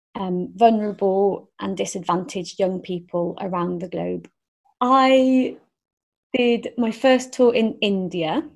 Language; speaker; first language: English; native; English